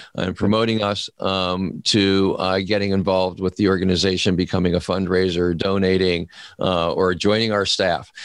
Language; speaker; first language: English; native; English